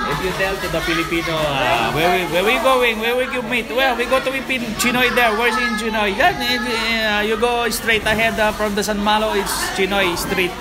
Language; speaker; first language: English; non-native, local second language; Filipino